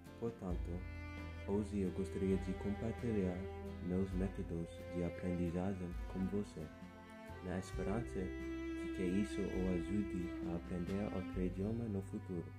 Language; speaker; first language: Portuguese; non-native, fluent; English